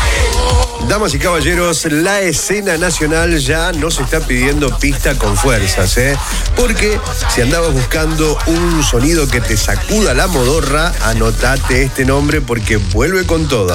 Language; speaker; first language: Spanish; native; Spanish